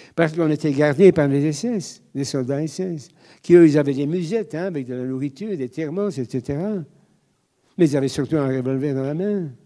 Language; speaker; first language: French; native; French